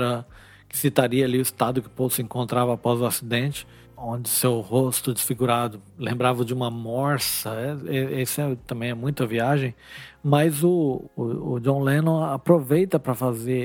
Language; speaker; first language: Portuguese; native; Portuguese